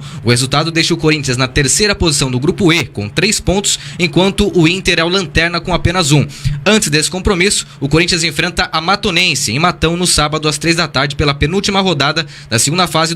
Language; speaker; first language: Portuguese; native; Portuguese